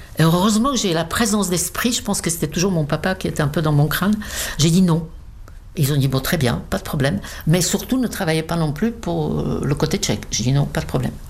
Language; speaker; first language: French; non-native, fluent; Czech